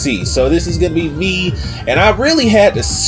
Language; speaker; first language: English; native; English